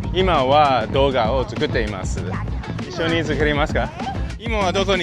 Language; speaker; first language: Japanese; non-native, learner; Chinese